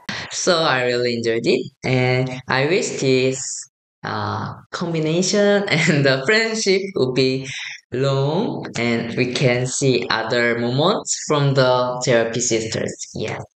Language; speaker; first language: English; non-native, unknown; Korean